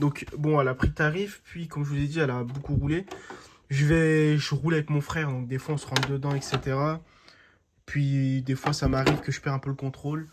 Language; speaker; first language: French; native; French